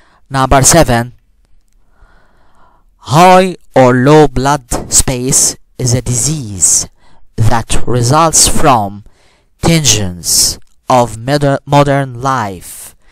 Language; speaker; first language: English; non-native, fluent; Arabic